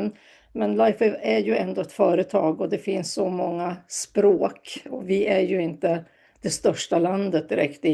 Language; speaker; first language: Swedish; native; Swedish